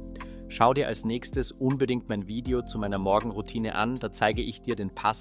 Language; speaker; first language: German; native; German